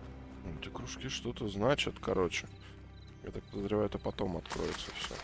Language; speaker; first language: Russian; native; Russian